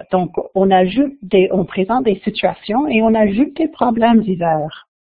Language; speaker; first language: French; non-native, local second language; English